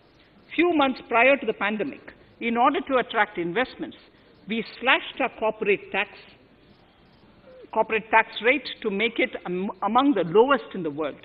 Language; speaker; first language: English; non-native, local second language; Tamil